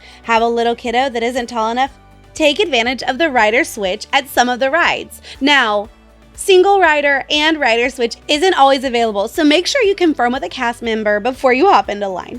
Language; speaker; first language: English; native; English